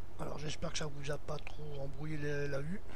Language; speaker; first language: French; native; French